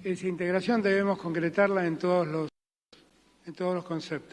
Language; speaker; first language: Spanish; native; Spanish